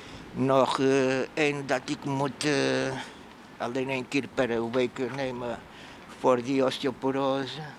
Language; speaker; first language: Dutch; non-native, fluent; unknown